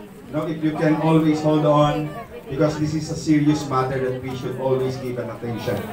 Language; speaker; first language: English; non-native, local second language; Filipino